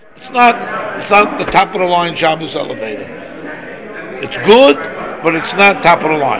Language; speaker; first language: English; native; English